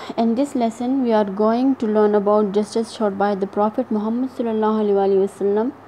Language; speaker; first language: English; non-native, local second language; Urdu